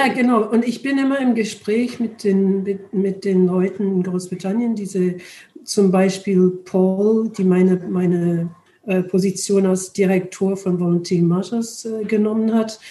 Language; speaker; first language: German; non-native, learner; English